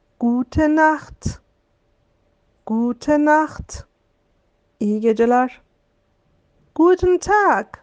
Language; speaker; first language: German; non-native, fluent; Turkish